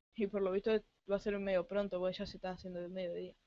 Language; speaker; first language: Spanish; native; Spanish